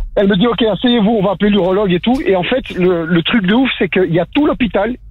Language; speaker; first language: French; native; French